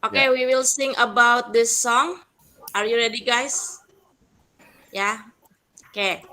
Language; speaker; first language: English; non-native, learner; Indonesian